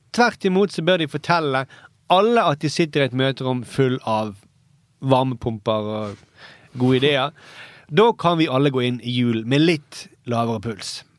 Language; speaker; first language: Norwegian; native; Norwegian